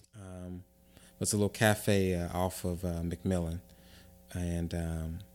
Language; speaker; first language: English; native; English